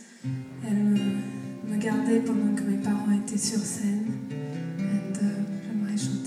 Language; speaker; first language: French; early bilingual, other home language; English